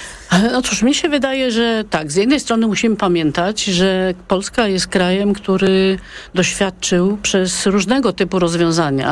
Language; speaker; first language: Polish; native; Polish